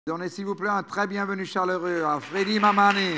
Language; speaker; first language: French; non-native, fluent; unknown